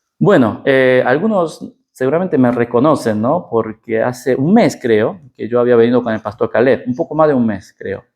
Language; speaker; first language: Spanish; early bilingual, other home language; Korean